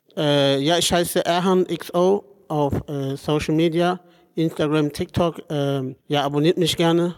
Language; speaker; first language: German; native; German